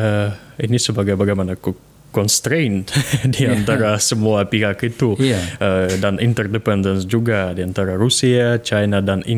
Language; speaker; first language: Indonesian; non-native, fluent; Russian